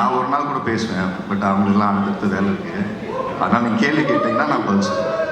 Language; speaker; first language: Tamil; native; Tamil